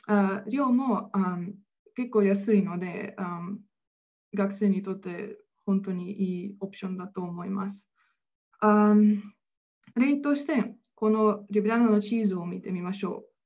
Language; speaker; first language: Japanese; non-native, fluent; Slovenian